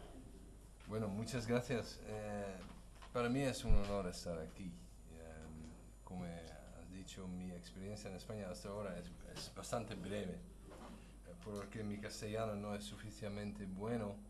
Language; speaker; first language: Spanish; non-native, fluent; Dutch